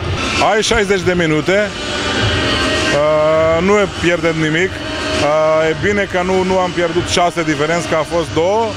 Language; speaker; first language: Romanian; non-native, learner; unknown